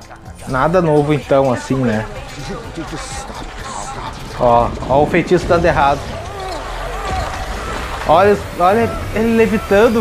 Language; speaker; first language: Portuguese; native; Portuguese